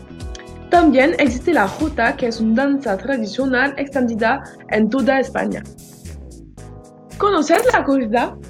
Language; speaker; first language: Spanish; non-native, learner; French